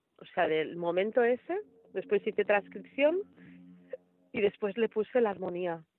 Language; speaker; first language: Spanish; native; Spanish